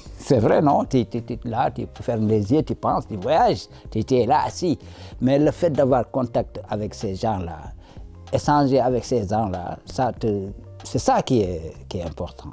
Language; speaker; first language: French; non-native, local second language; Wolof